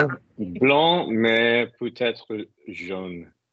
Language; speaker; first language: French; non-native, learner; English